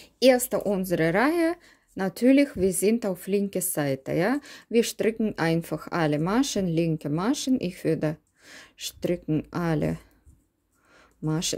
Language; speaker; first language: German; non-native, learner; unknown